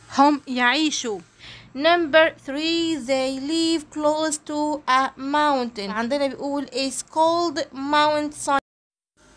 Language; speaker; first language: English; non-native, fluent; Arabic